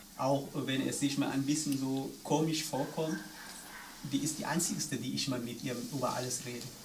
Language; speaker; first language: German; non-native, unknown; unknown